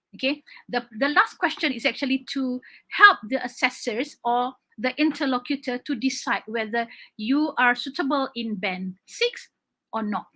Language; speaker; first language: English; non-native, local second language; Malay